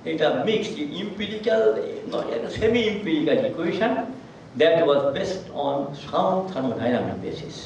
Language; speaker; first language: English; non-native, local second language; Bangla